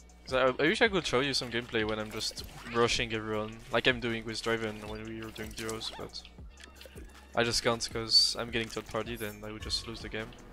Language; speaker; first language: English; non-native, fluent; French